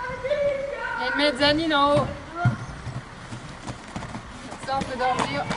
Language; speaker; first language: French; native; French